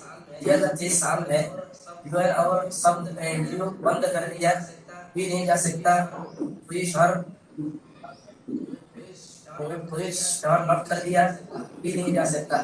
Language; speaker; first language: Hindi; non-native, learner; Rohingya